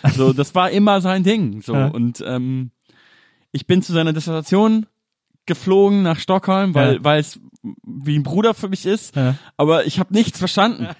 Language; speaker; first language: German; native; German